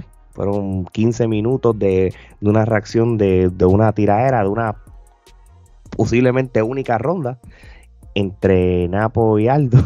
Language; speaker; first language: Spanish; native; Spanish